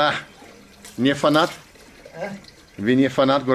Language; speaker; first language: Russian; non-native, learner; English